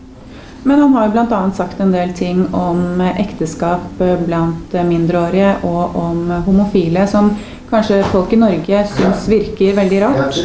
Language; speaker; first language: Norwegian; native; Norwegian